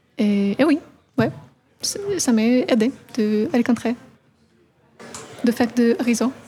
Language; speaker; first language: French; non-native, fluent; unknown